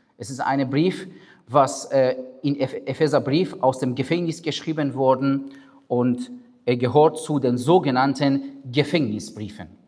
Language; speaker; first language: German; non-native, fluent; Persian